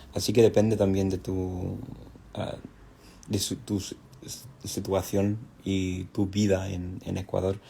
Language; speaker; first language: Spanish; non-native, fluent; English